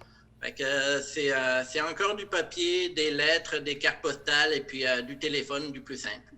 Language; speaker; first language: French; native; French